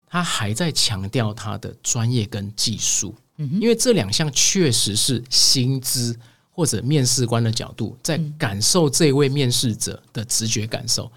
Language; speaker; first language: Chinese; native; Chinese